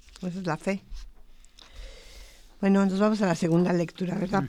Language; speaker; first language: Spanish; native; Spanish